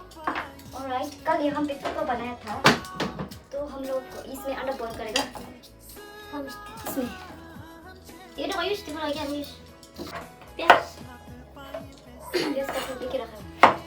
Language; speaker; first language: Hindi; non-native, local second language; Tibetan